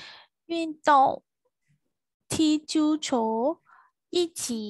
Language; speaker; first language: Chinese; non-native, learner; Burmese